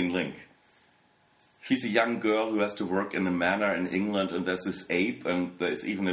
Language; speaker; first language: English; non-native, fluent; German